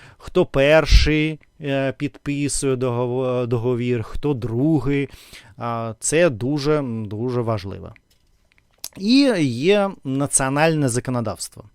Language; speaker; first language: Ukrainian; non-native, fluent; Russian